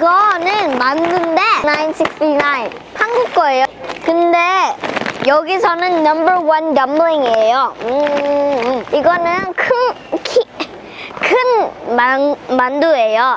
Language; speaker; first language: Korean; early bilingual, heritage; Korean